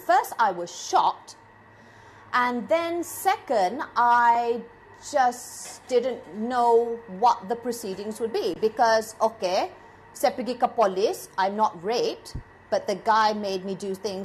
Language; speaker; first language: English; non-native, local second language; Malay